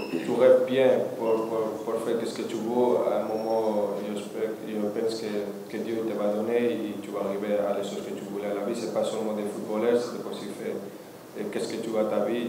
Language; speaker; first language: French; non-native, fluent; Spanish